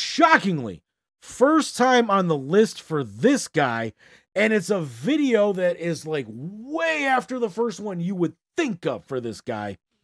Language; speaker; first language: English; native; English